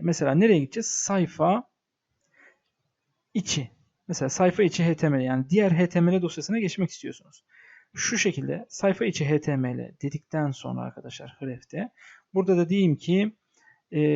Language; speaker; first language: Turkish; native; Turkish